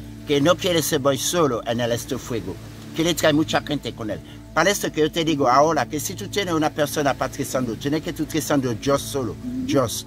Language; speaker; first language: Spanish; non-native, learner; French